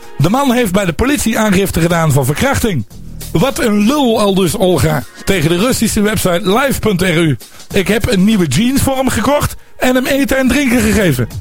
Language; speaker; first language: Dutch; native; Dutch